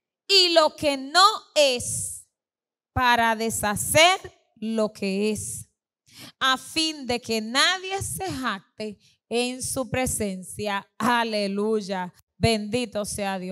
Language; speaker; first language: Spanish; native; Spanish